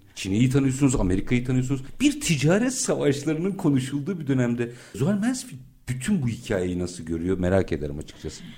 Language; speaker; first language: Turkish; native; Turkish